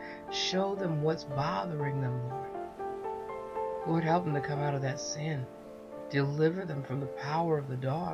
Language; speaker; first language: English; native; English